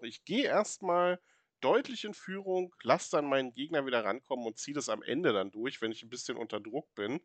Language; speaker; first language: German; native; German